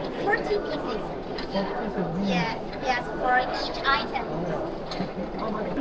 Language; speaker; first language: English; non-native, learner; Chinese